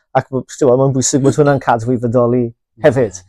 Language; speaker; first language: Welsh; native; Welsh